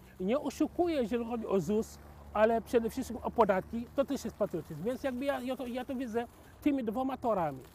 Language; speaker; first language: Polish; non-native, fluent; Wolof